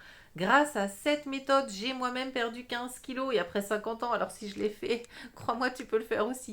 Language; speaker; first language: French; native; French